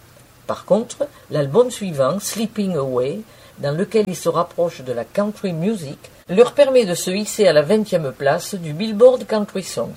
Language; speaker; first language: French; native; French